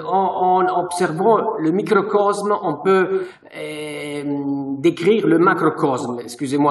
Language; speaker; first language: French; non-native, fluent; Italian